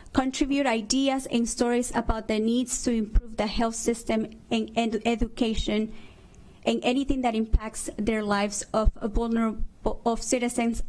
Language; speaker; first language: English; non-native, fluent; Spanish